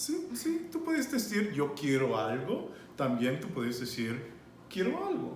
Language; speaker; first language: Spanish; non-native, fluent; English